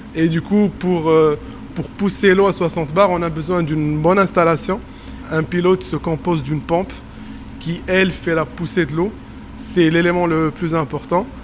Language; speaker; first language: French; non-native, local second language; Arabic